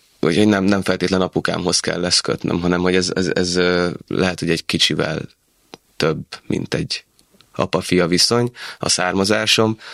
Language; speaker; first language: Hungarian; native; Hungarian